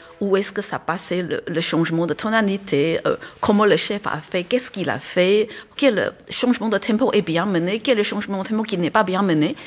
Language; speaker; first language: French; non-native, fluent; Chinese